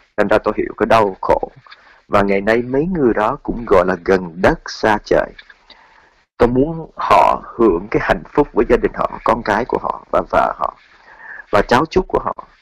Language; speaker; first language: Vietnamese; early bilingual, heritage; Vietnamese